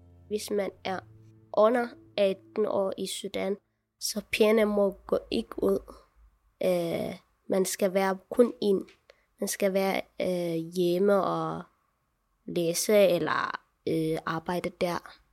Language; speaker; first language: Danish; non-native, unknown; Tigrinya